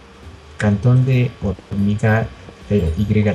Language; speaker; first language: Spanish; native; Spanish